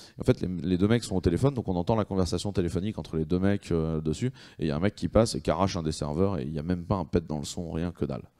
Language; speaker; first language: French; native; French